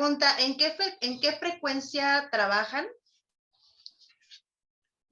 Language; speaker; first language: Spanish; native; Spanish